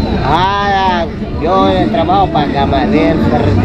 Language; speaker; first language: Spanish; native; Spanish